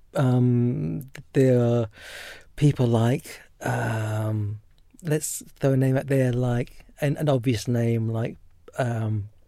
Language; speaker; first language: English; native; English